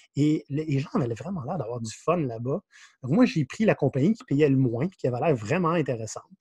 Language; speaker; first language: French; native; French